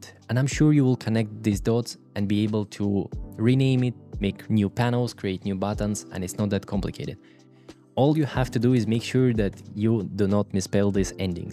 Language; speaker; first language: English; non-native, fluent; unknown